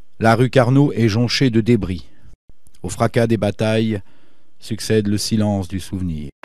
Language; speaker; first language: French; native; French